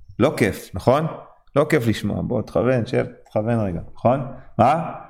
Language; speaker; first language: Hebrew; non-native, fluent; English